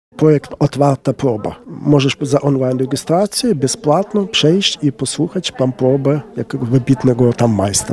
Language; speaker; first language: Polish; non-native, learner; Ukrainian